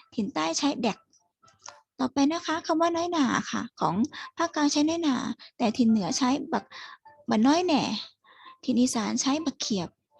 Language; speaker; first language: Thai; native; Thai